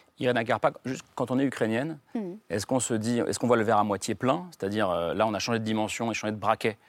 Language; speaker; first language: French; native; French